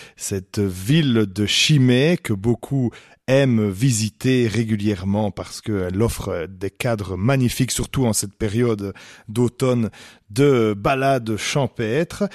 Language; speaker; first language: French; native; French